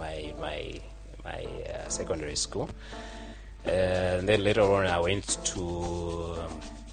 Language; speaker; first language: English; non-native, local second language; Bemba